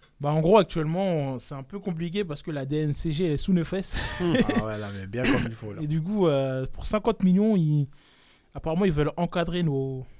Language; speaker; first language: French; native; French